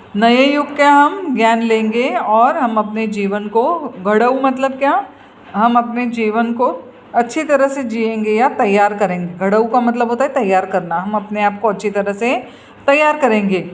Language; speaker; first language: Hindi; non-native, local second language; Marathi